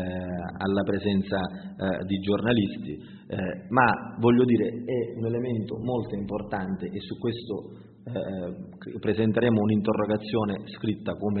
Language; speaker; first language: Italian; native; Italian